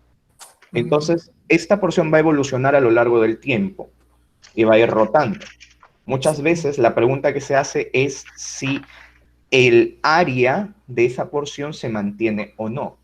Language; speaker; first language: Spanish; native; Spanish